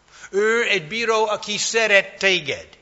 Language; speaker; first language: Hungarian; non-native, fluent; English